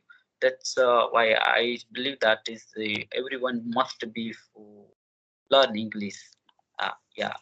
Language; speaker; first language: English; non-native, learner; Hindi